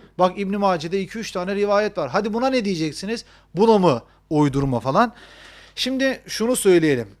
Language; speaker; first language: Turkish; native; Turkish